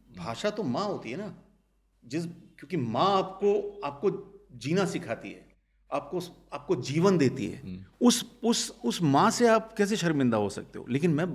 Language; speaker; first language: Hindi; native; Hindi